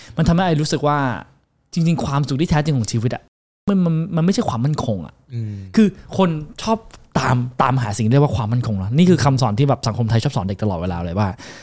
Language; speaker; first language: Thai; non-native, fluent; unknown